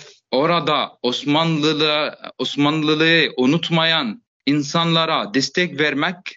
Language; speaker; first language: Turkish; non-native, fluent; Arabic